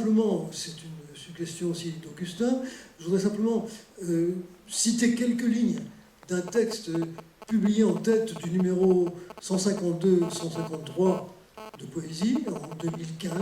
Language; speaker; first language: French; native; French